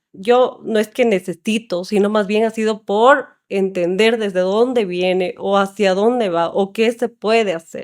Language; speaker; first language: Spanish; native; Spanish